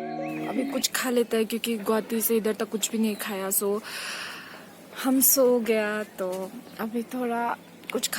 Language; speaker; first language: Hindi; non-native, local second language; Assamese